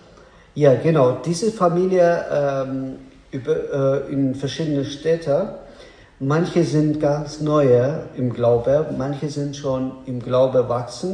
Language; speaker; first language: German; non-native, learner; Azerbaijani